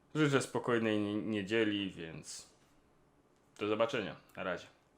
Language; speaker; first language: Polish; non-native, local second language; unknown